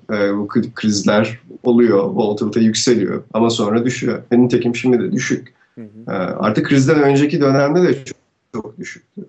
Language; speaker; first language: Turkish; native; Turkish